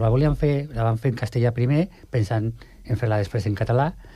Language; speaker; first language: Catalan; non-native, local second language; Spanish